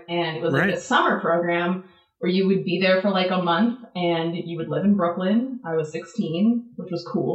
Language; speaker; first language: English; native; English